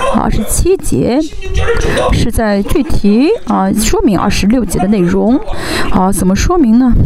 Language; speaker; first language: Chinese; non-native, fluent; Korean